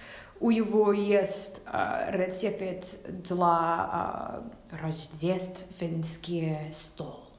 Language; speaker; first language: Russian; non-native, learner; English